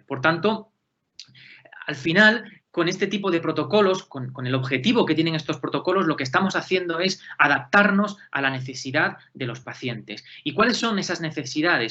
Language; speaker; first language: Spanish; native; Spanish